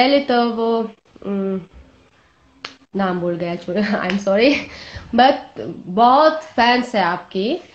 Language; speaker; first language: Hindi; non-native, learner; Russian